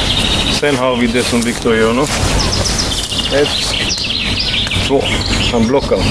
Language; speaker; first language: Swedish; non-native, fluent; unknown